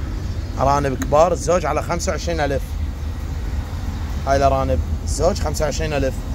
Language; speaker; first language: Arabic; native; Arabic